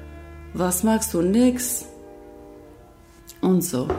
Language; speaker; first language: German; non-native, learner; Albanian